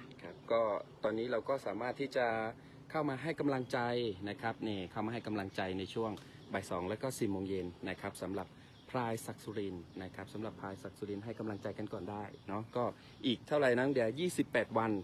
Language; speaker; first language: Thai; native; Thai